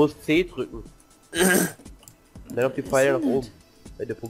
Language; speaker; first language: German; native; German